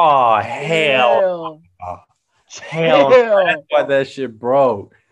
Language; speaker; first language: English; native; English